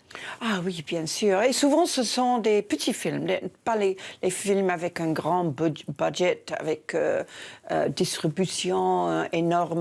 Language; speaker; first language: French; non-native, learner; English